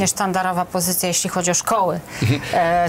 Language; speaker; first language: Polish; native; Polish